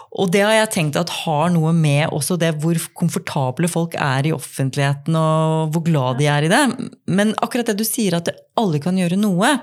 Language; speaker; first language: Norwegian; native; Norwegian